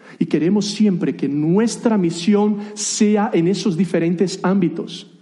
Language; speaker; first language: Spanish; non-native, fluent; Portuguese